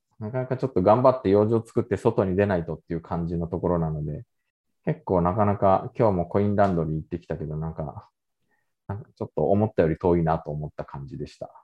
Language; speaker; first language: Japanese; native; Japanese